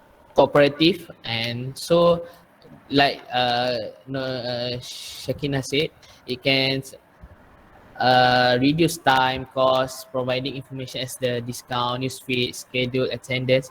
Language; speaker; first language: English; non-native, learner; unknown